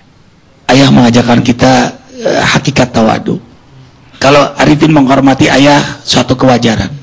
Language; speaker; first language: Indonesian; native; Indonesian